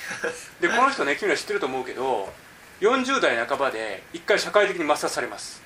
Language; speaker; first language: Japanese; native; Japanese